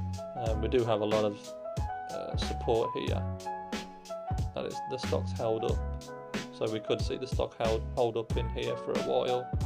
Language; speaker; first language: English; native; English